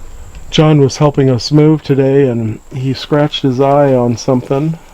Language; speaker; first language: English; native; English